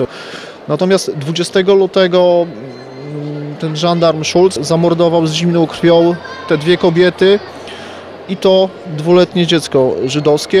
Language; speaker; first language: Polish; native; Polish